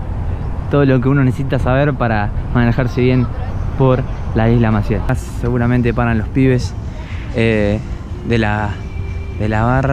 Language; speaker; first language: Spanish; native; Spanish